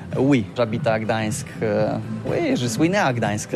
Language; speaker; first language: French; non-native, learner; Polish